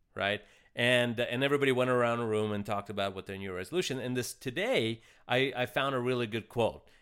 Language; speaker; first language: English; early bilingual, other home language; Russian